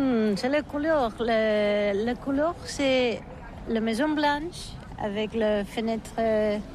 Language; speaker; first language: French; non-native, learner; Catalan